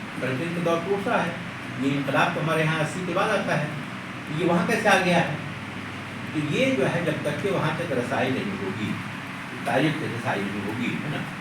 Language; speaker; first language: Urdu; native; Urdu